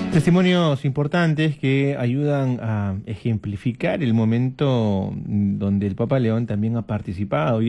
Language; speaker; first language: Spanish; native; Spanish